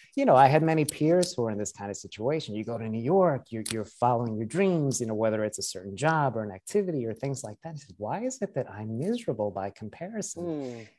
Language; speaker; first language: English; early bilingual, other home language; Spanish